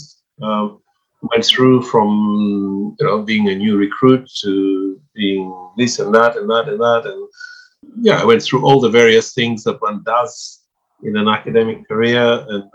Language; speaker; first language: English; non-native, local second language; Swahili